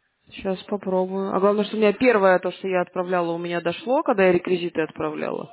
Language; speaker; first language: Russian; native; Russian